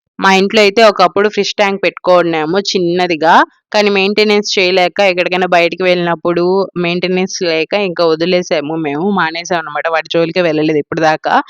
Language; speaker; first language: Telugu; non-native, local second language; Tamil